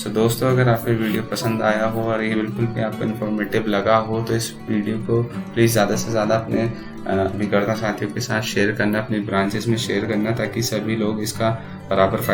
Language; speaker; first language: Hindi; native; Hindi